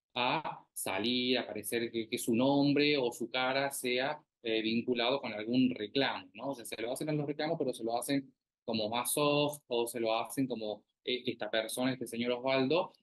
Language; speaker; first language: Spanish; native; Spanish